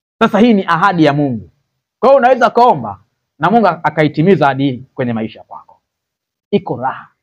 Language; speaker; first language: Swahili; native; Swahili